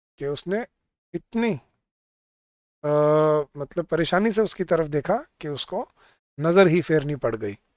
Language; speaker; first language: Hindi; native; Hindi